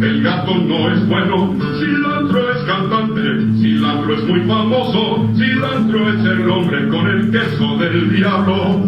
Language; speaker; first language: Spanish; non-native, learner; English